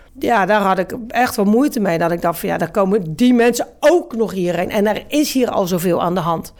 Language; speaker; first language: Dutch; native; Dutch